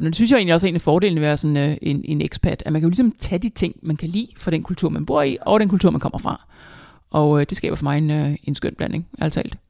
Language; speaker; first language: Danish; native; Danish